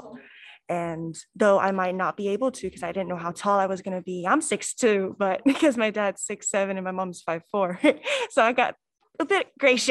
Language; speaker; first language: English; native; English